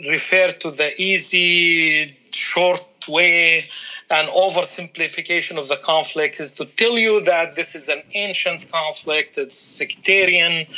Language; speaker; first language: English; non-native, fluent; Arabic